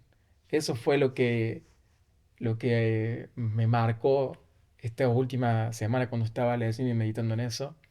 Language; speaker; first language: Spanish; native; Spanish